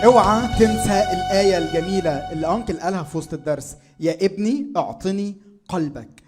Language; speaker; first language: Arabic; native; Arabic